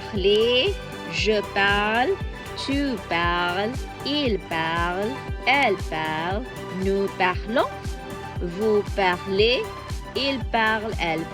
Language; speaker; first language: French; non-native, learner; Malay